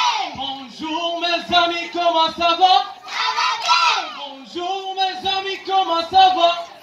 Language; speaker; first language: French; non-native, local second language; Kinyarwanda